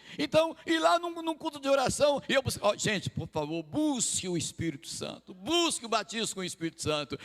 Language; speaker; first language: Portuguese; native; Portuguese